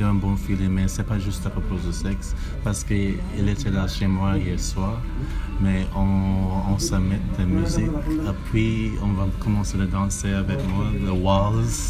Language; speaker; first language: French; non-native, learner; English